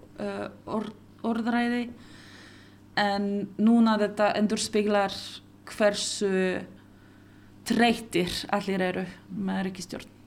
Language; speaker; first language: Icelandic; non-native, local second language; Polish